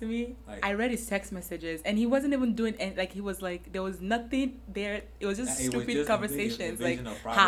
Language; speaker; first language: English; non-native, local second language; Yoruba